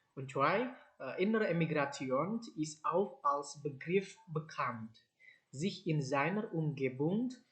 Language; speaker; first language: German; non-native, learner; Indonesian